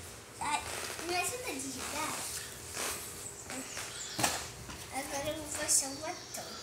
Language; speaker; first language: Portuguese; native; Portuguese